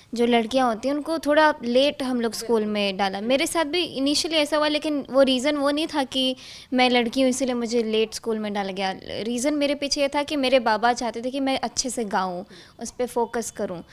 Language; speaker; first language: Hindi; native; Hindi